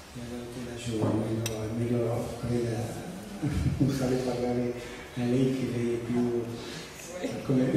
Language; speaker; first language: Italian; non-native, fluent; Spanish